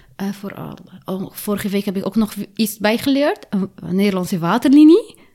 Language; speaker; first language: Dutch; early bilingual, other home language; Arabic